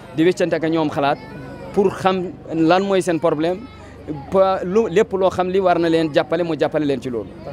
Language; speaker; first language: Wolof; non-native, local second language; Fula